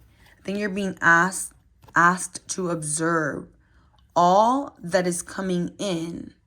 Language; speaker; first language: English; native; English